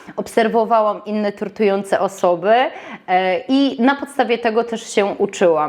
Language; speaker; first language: Polish; native; Polish